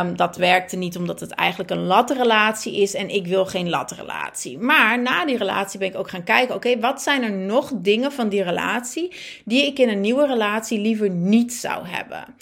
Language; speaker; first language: Dutch; native; Dutch